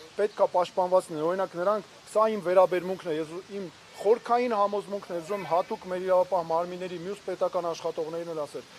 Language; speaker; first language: Armenian; native; Armenian